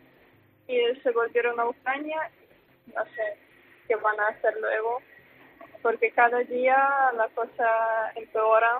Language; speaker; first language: Spanish; non-native, fluent; Ukrainian